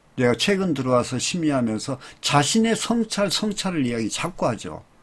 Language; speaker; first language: Korean; native; Korean